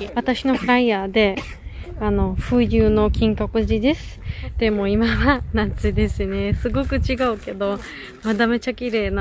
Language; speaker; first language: Japanese; non-native, learner; Georgian